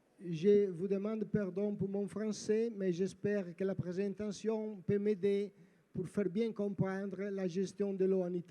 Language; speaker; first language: French; non-native, learner; Italian